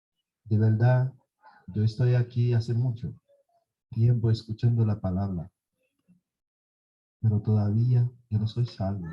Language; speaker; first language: Spanish; non-native, fluent; Haitian Creole